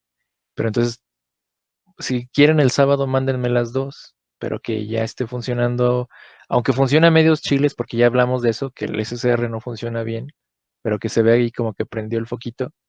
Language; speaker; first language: Spanish; native; Spanish